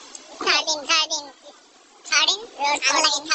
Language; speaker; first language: English; non-native, local second language; Bangla